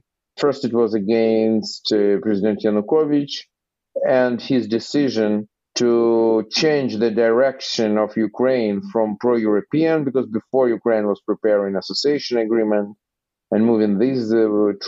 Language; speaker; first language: English; non-native, fluent; Russian